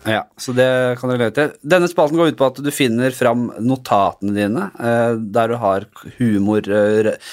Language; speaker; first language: Norwegian; native; Norwegian